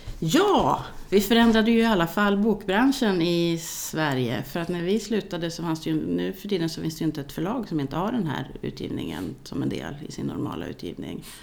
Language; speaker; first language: Swedish; native; Swedish